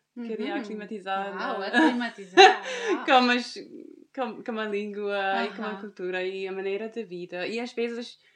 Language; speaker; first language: Portuguese; non-native, fluent; German